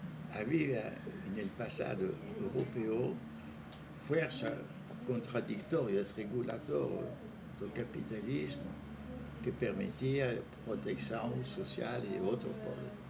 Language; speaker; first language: Spanish; non-native, fluent; French